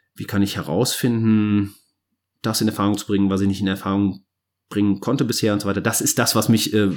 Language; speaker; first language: German; native; German